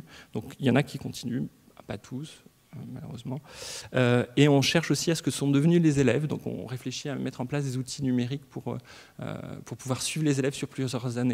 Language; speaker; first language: French; native; French